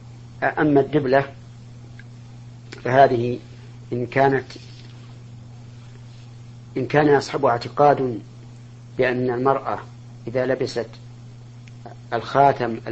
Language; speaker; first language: Arabic; native; Arabic